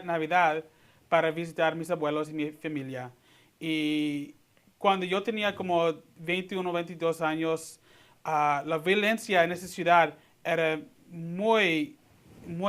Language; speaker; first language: Spanish; early bilingual, heritage; Spanish